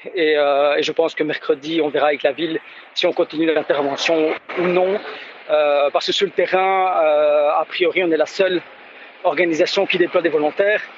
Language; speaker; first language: French; native; French